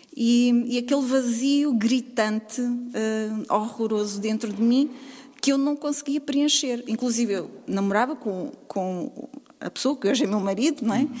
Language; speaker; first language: Portuguese; native; Portuguese